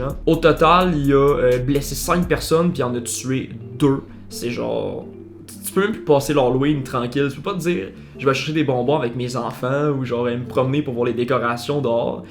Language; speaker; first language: French; native; French